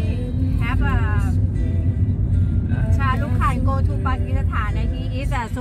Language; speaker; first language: English; non-native, learner; Thai